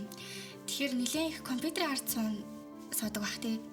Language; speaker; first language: Mongolian; native; Mongolian